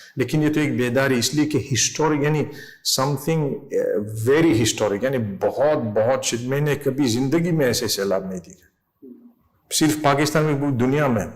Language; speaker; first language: Urdu; non-native, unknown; English